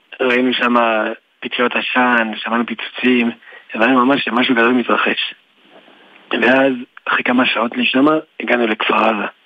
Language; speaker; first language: Hebrew; early bilingual, other home language; French